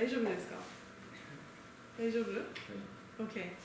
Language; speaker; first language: Japanese; non-native, learner; French